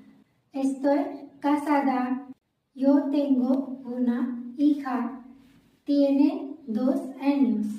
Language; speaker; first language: Spanish; non-native, learner; Marathi